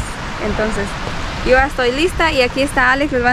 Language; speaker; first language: Spanish; native; Spanish